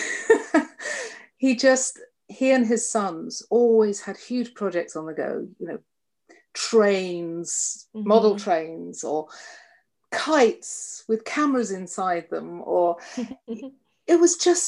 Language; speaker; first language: English; native; English